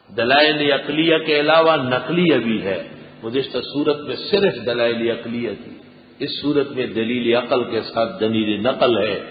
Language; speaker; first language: Urdu; non-native, local second language; Pashto